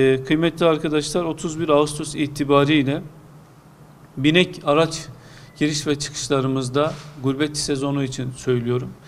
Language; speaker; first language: Turkish; native; Turkish